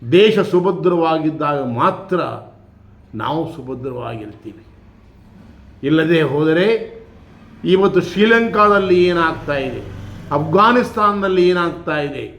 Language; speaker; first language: Kannada; native; Kannada